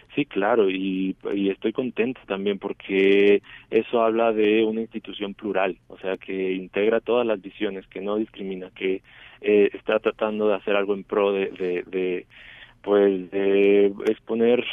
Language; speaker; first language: Spanish; native; Spanish